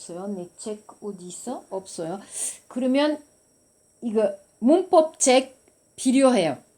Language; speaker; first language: Korean; non-native, learner; French